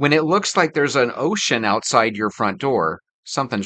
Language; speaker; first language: English; native; English